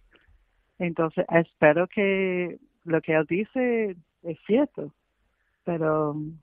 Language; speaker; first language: Spanish; non-native, fluent; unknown